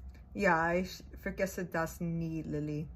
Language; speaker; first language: German; non-native, learner; English